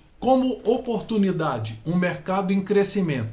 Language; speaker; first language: Portuguese; native; Portuguese